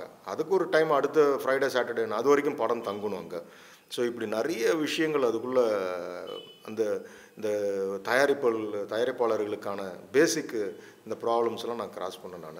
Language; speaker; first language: Tamil; native; Tamil